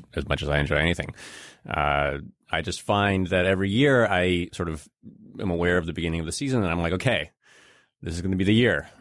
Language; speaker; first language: English; native; English